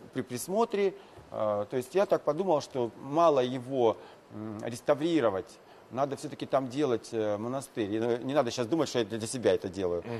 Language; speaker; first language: Russian; native; Russian